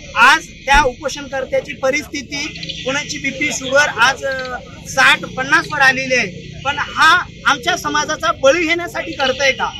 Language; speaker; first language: Marathi; non-native, local second language; Lambadi